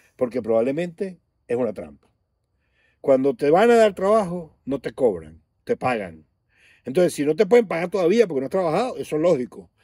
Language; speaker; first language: Spanish; native; Spanish